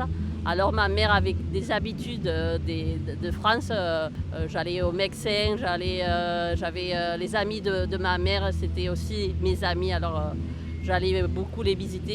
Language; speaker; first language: French; early bilingual, heritage; Spanish